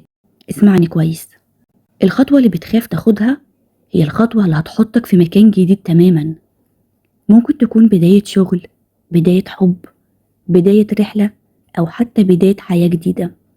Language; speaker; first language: Arabic; native; Arabic